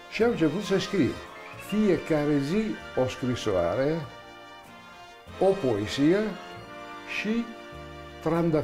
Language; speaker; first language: Romanian; non-native, learner; Italian